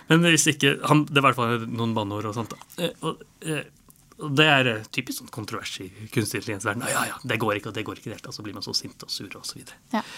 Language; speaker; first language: Norwegian; native; Norwegian